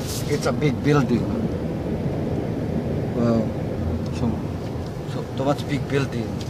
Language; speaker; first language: English; non-native, local second language; Filipino